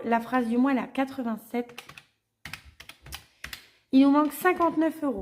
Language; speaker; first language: French; native; French